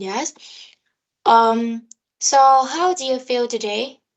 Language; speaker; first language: English; non-native, learner; Vietnamese